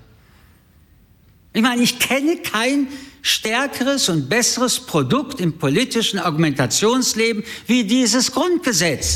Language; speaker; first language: German; early bilingual, other home language; French